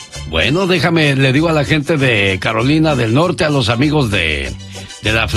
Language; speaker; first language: Spanish; native; Spanish